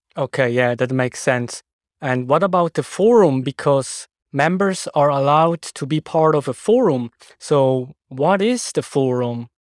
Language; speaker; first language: English; non-native, fluent; Swiss German